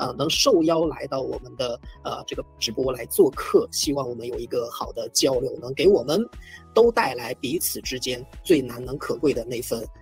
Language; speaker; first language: Chinese; native; Chinese